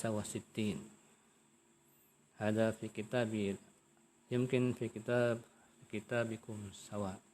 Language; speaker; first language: Arabic; non-native, fluent; Indonesian